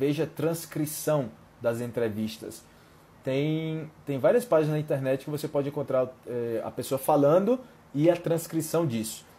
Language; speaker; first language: Portuguese; native; Portuguese